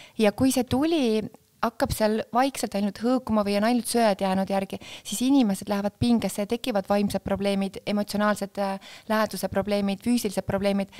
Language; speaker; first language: Estonian; native; Estonian